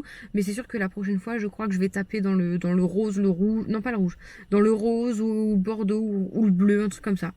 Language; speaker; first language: French; native; French